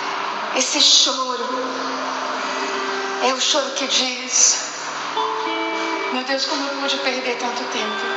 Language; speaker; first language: Portuguese; native; Portuguese